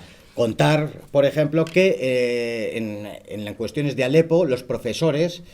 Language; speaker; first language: Spanish; native; Spanish